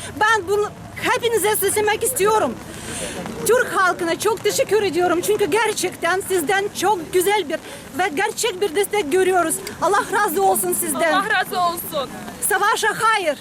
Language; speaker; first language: Turkish; non-native, fluent; Ukrainian